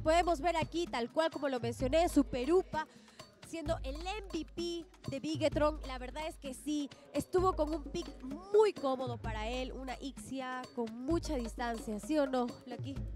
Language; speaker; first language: Spanish; native; Spanish